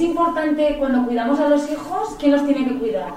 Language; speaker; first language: Spanish; native; Spanish